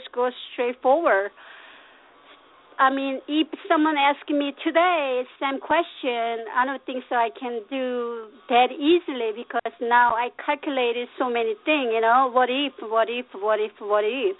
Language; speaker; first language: English; non-native, learner; Korean